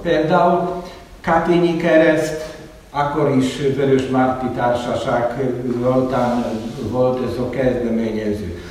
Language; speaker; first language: Hungarian; non-native, fluent; Polish